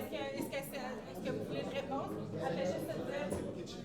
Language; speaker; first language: French; native; French